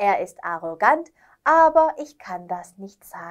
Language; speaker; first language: German; non-native, learner; Korean